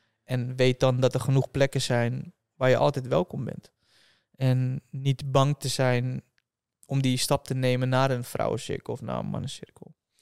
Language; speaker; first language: Dutch; native; Dutch